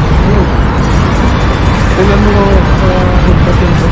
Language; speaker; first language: Filipino; non-native, local second language; Cebuano